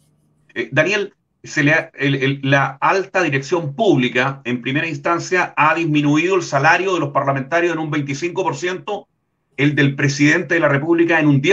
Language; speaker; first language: Spanish; native; Spanish